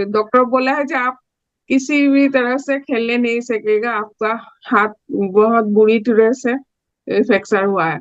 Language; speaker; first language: Hindi; non-native, local second language; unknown